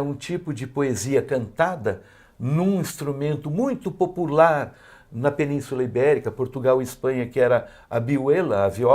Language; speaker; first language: Portuguese; native; Portuguese